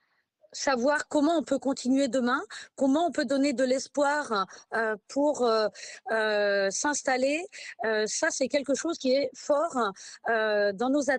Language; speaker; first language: French; native; French